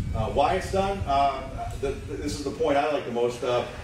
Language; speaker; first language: English; native; English